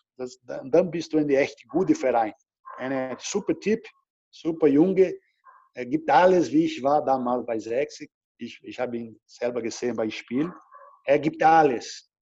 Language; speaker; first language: German; non-native, learner; Portuguese